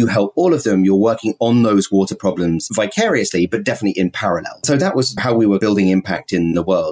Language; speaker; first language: English; native; English